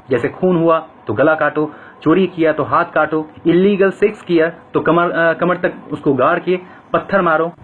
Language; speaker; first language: Hindi; non-native, fluent; Bangla